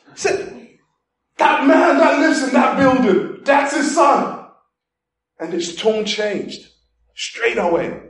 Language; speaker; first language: English; non-native, local second language; Igbo